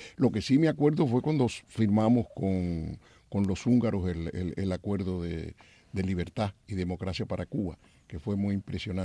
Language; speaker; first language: Spanish; native; Spanish